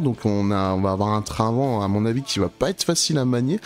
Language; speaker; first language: French; native; French